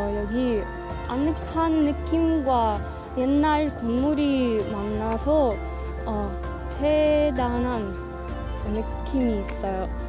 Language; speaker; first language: Korean; non-native, fluent; Russian